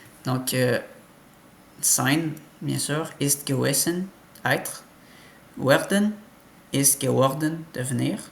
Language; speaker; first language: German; non-native, learner; French